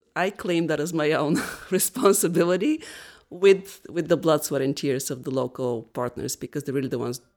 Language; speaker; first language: English; non-native, fluent; Bulgarian